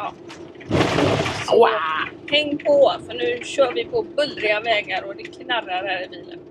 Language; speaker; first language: Swedish; native; Swedish